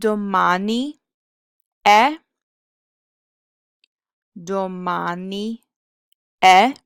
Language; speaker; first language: Italian; non-native, fluent; English